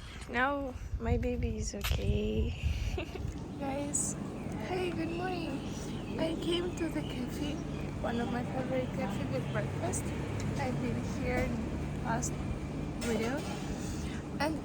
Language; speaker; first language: English; non-native, learner; Russian